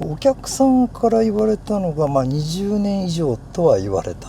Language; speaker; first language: Japanese; native; Japanese